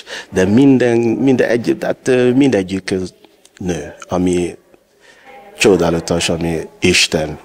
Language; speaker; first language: Hungarian; non-native, learner; Yoruba